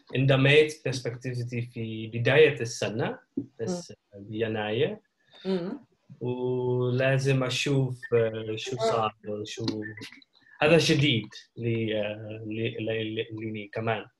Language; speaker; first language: Arabic; non-native, learner; Dutch